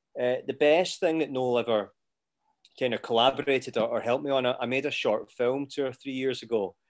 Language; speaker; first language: English; native; English